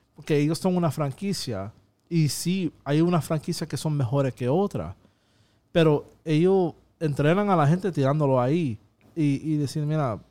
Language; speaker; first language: Spanish; early bilingual, heritage; Spanish